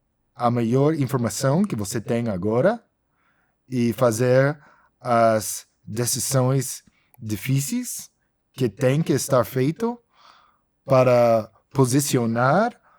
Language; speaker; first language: Portuguese; non-native, fluent; English